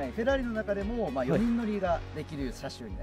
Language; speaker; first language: Japanese; native; Japanese